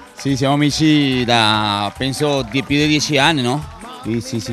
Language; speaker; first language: Italian; non-native, fluent; Spanish